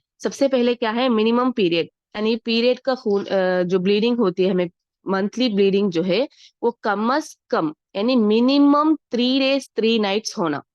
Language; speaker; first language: Urdu; native; Urdu